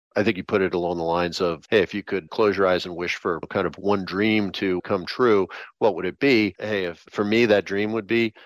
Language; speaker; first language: English; native; English